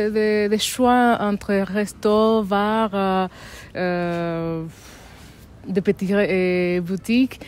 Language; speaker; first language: French; non-native, fluent; Spanish